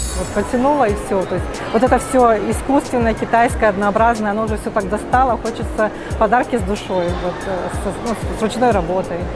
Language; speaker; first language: Russian; native; Russian